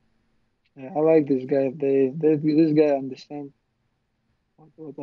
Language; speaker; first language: English; non-native, learner; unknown